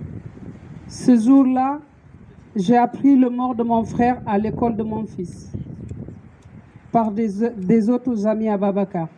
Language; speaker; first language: French; non-native, local second language; Wolof